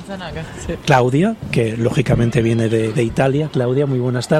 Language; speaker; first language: Spanish; native; Spanish